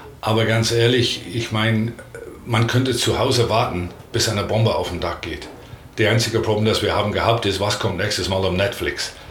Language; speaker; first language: German; non-native, learner; English